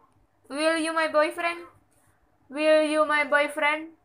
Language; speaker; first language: English; non-native, learner; Indonesian